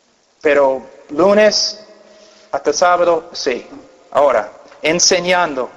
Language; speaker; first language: Spanish; non-native, fluent; English